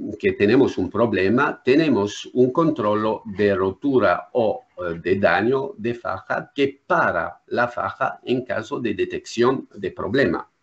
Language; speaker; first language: Spanish; non-native, learner; French